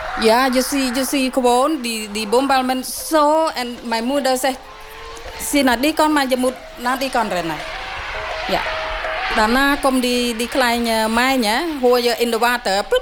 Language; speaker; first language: Dutch; non-native, learner; Khmer